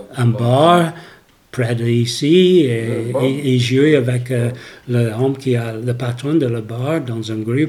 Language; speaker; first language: French; non-native, learner; English